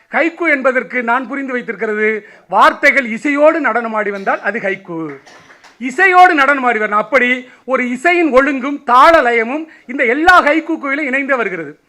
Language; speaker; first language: Tamil; native; Tamil